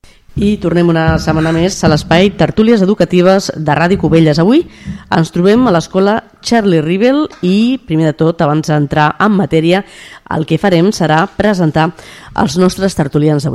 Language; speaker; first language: Catalan; native; Catalan